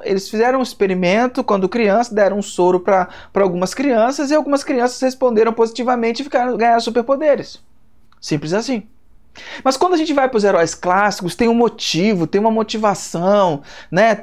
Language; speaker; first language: Portuguese; native; Portuguese